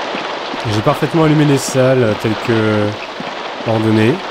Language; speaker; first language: French; native; French